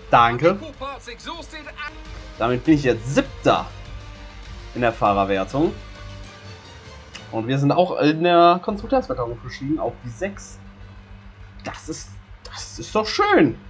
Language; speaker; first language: German; native; German